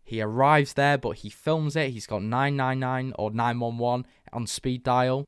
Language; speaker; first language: English; native; English